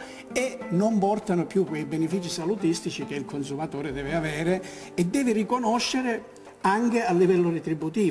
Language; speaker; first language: Italian; native; Italian